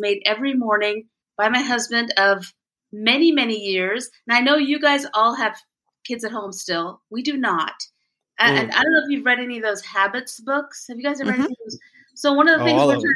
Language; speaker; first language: English; early bilingual, other home language; Bangla